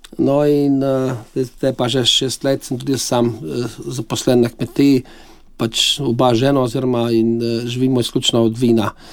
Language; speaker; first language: Slovenian; native; Slovenian